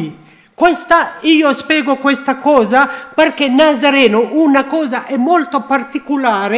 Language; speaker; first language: Italian; non-native, learner; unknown